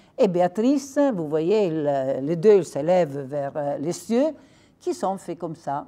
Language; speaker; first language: French; non-native, fluent; Italian